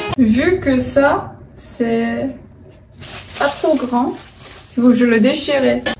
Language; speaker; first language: French; non-native, fluent; Chinese